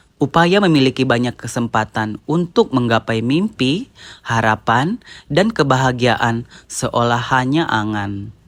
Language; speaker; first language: Indonesian; native; Indonesian